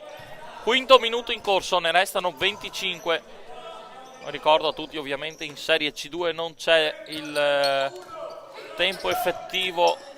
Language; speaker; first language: Italian; native; Italian